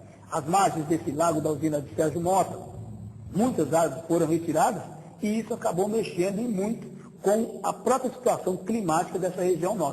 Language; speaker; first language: Portuguese; native; Portuguese